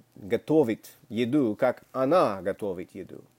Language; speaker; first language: Russian; non-native, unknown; English